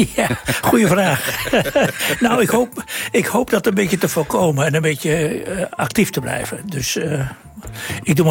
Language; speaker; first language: Dutch; native; Dutch